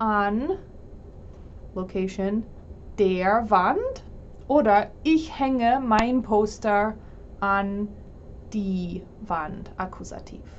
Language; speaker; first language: German; non-native, fluent; English